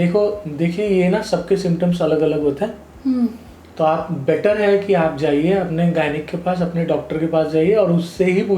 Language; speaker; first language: Hindi; native; Hindi